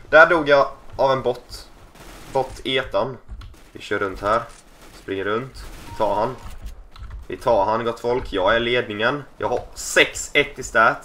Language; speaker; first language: Swedish; native; Swedish